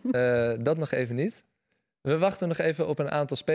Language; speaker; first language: Dutch; native; Dutch